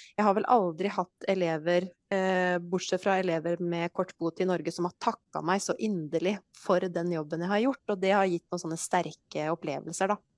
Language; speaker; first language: Norwegian; native; Norwegian